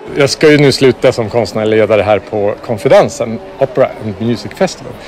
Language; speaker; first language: Swedish; native; Swedish